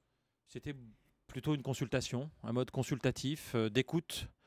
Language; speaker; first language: French; native; French